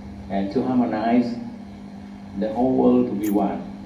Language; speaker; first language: English; non-native, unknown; Thai